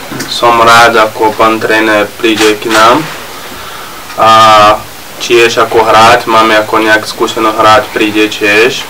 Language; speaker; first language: Slovak; non-native, learner; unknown